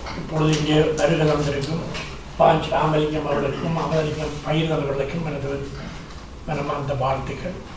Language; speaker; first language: Tamil; native; Tamil